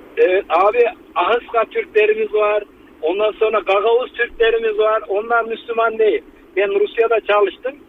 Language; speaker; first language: Turkish; native; Turkish